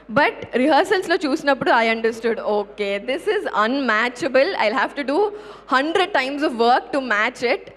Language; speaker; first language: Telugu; native; Telugu